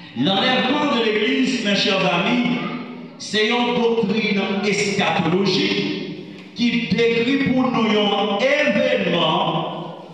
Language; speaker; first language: French; non-native, local second language; Haitian Creole